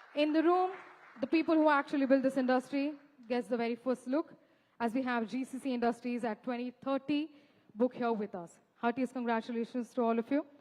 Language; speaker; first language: English; non-native, local second language; Marathi